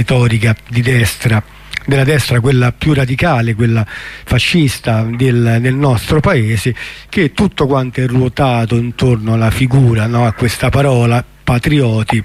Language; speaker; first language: Italian; native; Italian